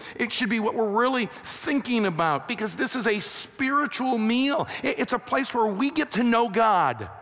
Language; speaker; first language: English; native; English